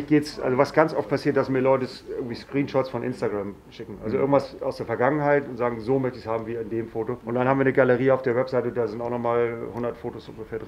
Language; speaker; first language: German; native; German